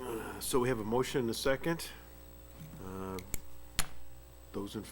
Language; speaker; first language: English; native; English